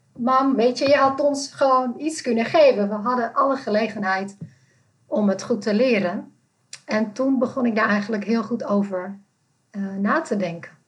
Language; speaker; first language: Dutch; non-native, fluent; Czech